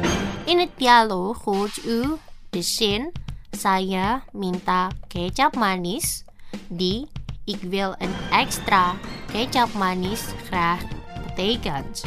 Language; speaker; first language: Dutch; non-native, fluent; Indonesian